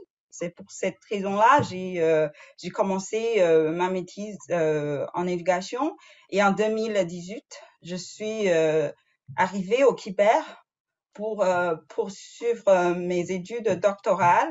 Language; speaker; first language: French; non-native, fluent; Chinese